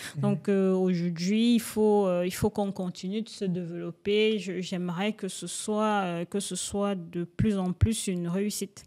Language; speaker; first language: French; native; French